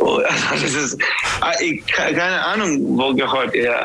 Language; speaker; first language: German; non-native, learner; English